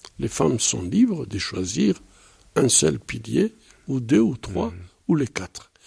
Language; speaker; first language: French; non-native, local second language; Swahili